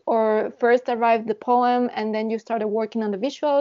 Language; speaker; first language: English; non-native, fluent; Spanish